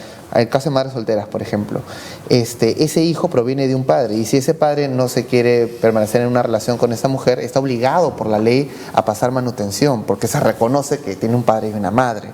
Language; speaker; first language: Spanish; native; Spanish